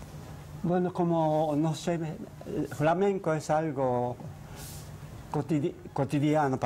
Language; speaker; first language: Spanish; non-native, fluent; Japanese